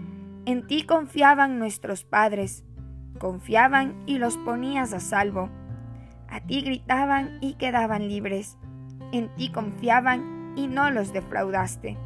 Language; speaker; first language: Spanish; native; Spanish